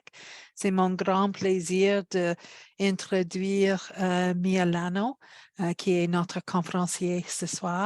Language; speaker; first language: French; non-native, fluent; English